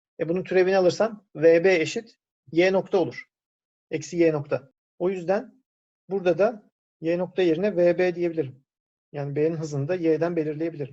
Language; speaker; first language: Turkish; native; Turkish